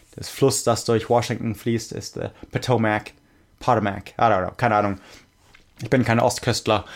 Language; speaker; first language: German; non-native, fluent; English